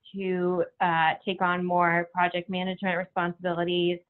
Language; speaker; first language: English; native; English